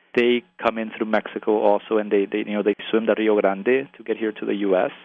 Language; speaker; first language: English; early bilingual, other home language; Spanish